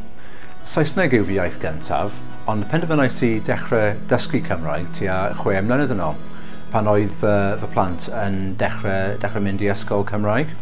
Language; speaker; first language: Welsh; non-native, learner; English